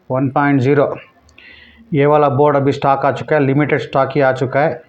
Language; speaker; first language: Hindi; non-native, local second language; Telugu